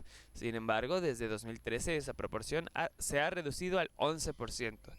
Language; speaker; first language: Spanish; native; Spanish